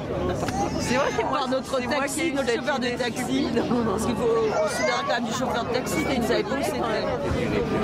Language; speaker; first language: French; native; French